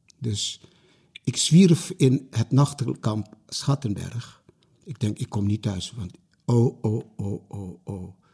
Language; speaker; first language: Dutch; early bilingual, other home language; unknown